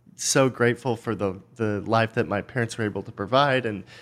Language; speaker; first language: English; native; English